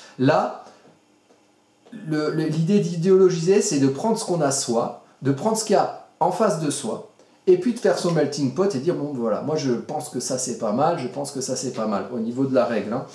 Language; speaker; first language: French; native; French